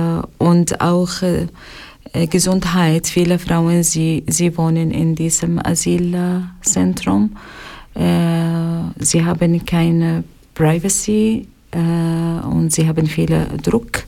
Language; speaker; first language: German; non-native, learner; Arabic